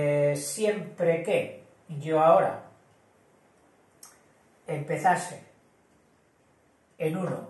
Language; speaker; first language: Spanish; native; Spanish